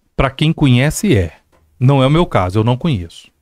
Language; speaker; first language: Portuguese; native; Portuguese